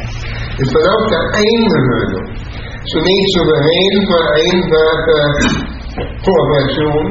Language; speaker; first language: German; native; German